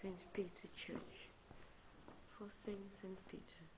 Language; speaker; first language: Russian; native; Russian